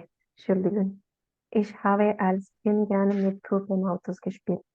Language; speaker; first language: German; non-native, learner; Spanish